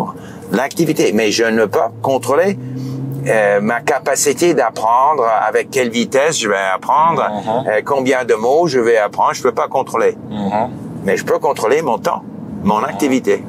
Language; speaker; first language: French; non-native, fluent; English